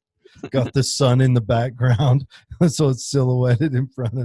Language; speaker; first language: English; native; English